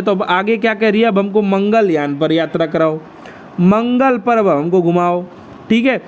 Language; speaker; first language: Hindi; native; Hindi